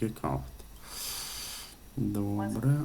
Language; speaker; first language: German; non-native, fluent; Ukrainian